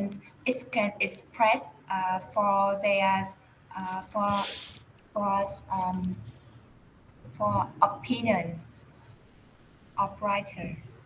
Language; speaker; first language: English; non-native, learner; Vietnamese